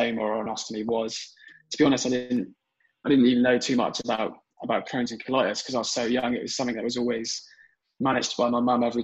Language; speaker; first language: English; native; English